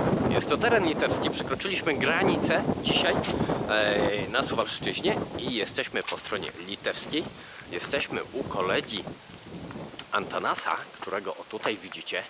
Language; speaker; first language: Polish; native; Polish